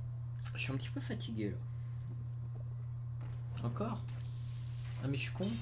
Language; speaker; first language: French; native; French